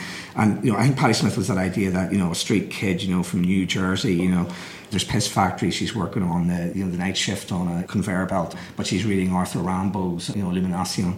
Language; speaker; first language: English; native; English